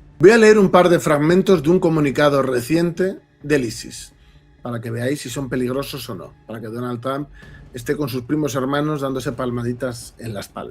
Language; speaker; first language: Spanish; native; Spanish